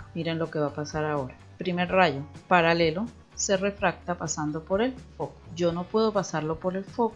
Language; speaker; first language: Spanish; native; Spanish